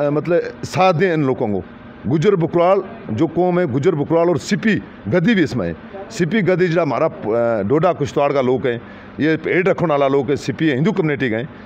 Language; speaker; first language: Hindi; non-native, local second language; Gujari